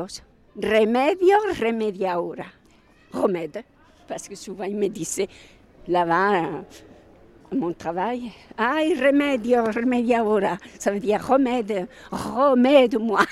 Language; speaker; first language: French; non-native, fluent; Spanish